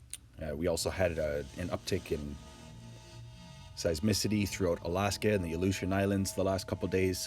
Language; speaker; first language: English; native; English